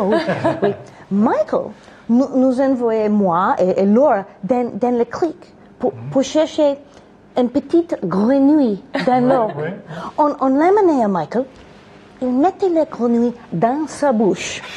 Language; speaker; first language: French; non-native, learner; English